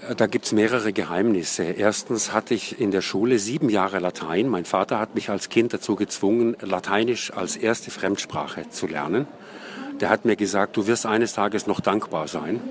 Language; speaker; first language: German; native; German